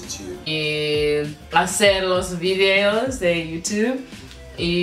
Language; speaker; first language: Spanish; non-native, learner; English